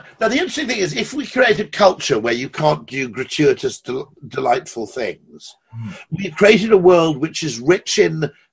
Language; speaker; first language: English; native; English